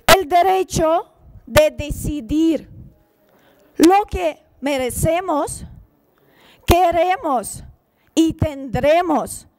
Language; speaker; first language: Spanish; non-native, fluent; Ukrainian